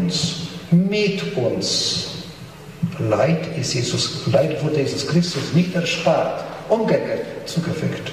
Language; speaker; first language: German; non-native, fluent; Polish